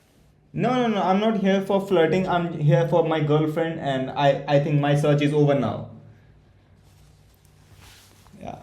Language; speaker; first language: English; non-native, learner; Hindi